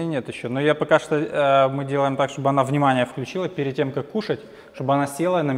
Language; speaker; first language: Russian; native; Russian